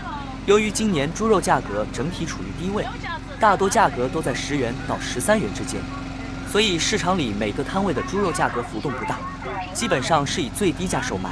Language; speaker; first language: Chinese; native; Chinese